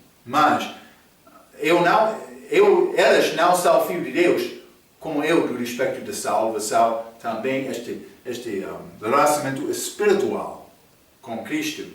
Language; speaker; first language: Portuguese; non-native, fluent; English